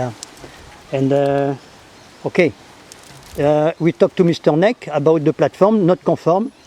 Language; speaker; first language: English; non-native, learner; French